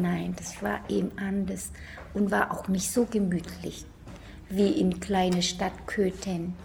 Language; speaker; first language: German; non-native, fluent; Vietnamese